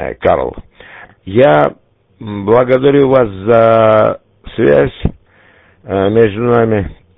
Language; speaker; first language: Russian; native; Russian